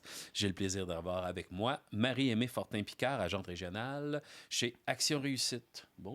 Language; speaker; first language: French; native; French